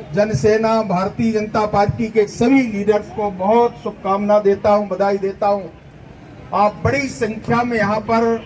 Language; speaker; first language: Hindi; native; Hindi